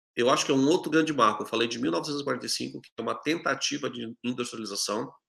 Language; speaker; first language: Portuguese; native; Portuguese